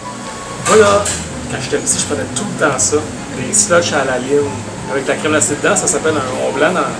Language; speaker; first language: French; native; French